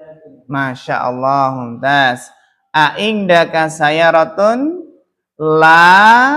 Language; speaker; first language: Arabic; non-native, fluent; Indonesian